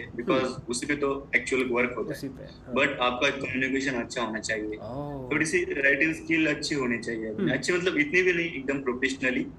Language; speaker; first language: Hindi; non-native, local second language; Marathi